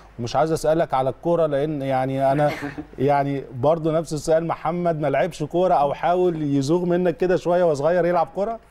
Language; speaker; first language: Arabic; native; Arabic